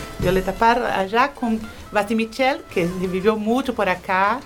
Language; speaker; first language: Spanish; non-native, learner; Portuguese